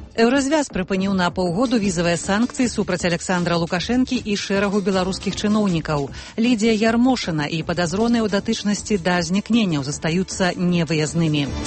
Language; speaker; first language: Belarusian; native; Belarusian